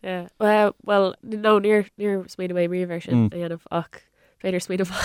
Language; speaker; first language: Irish; non-native, local second language; English